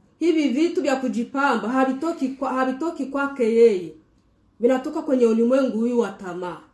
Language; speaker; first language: Swahili; native; Swahili